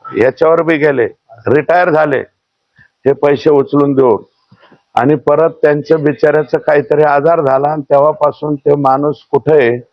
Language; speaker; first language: Marathi; native; Marathi